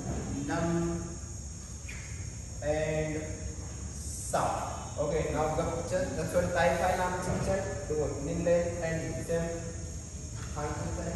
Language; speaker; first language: Vietnamese; non-native, fluent; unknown